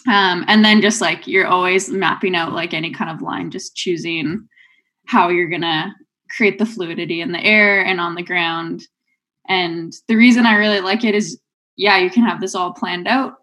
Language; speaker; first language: English; native; English